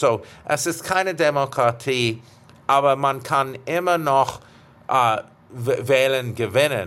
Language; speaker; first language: German; non-native, fluent; English